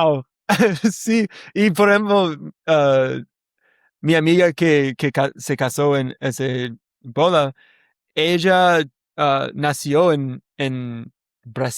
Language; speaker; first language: Spanish; non-native, learner; English